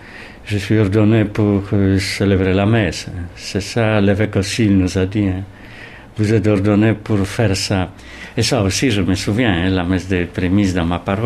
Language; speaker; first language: French; non-native, fluent; Polish